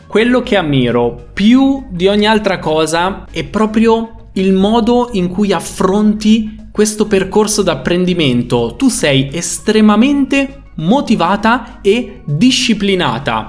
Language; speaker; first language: Italian; native; Italian